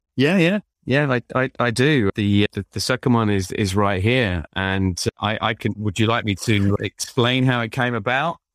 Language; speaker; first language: English; native; English